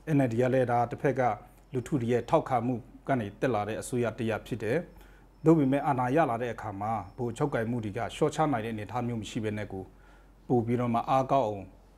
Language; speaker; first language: Burmese; non-native, local second language; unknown